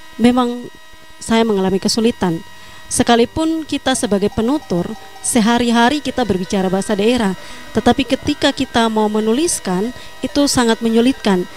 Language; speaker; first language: Indonesian; non-native, local second language; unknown